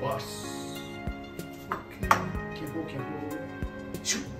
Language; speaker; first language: English; non-native, learner; Japanese